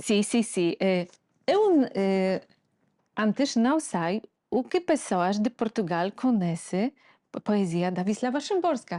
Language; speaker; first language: Portuguese; non-native, fluent; Polish